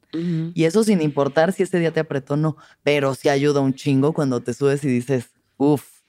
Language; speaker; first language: Spanish; native; Spanish